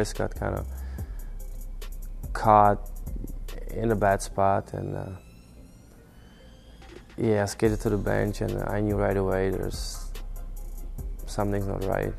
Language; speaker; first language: English; non-native, fluent; Czech